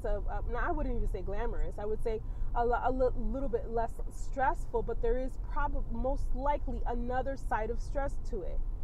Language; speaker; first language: English; early bilingual, other home language; Spanish